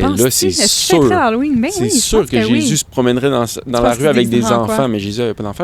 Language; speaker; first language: French; native; French